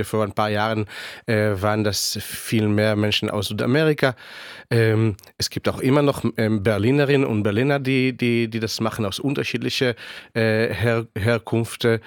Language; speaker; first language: German; non-native, fluent; Hebrew